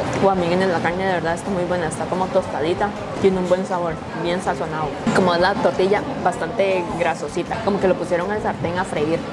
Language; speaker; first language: Spanish; native; Spanish